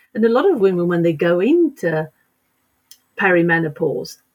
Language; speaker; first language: English; native; English